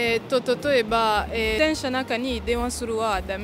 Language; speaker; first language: Japanese; non-native, learner; English